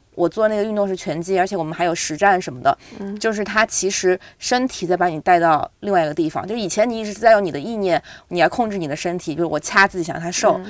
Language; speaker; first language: Chinese; native; Chinese